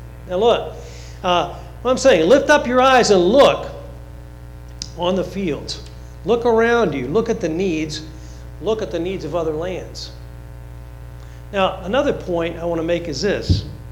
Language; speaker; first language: English; native; English